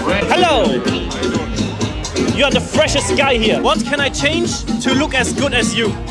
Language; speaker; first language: English; non-native, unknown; German